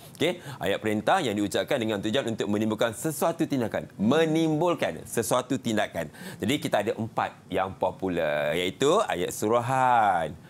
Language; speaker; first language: Malay; native; Malay